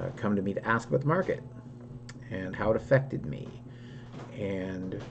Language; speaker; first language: English; native; English